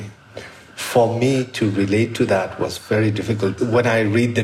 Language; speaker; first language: English; non-native, local second language; Sherpa